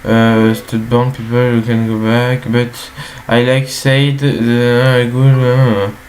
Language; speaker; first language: English; non-native, learner; French